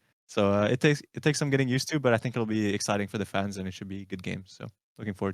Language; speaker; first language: English; native; English